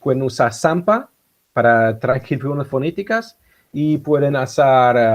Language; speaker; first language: Spanish; non-native, fluent; German